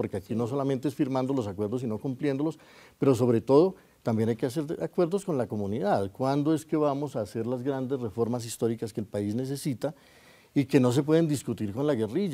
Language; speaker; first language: Spanish; native; Spanish